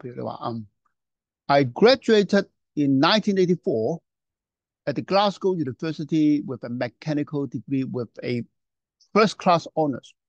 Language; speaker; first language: English; non-native, local second language; Chinese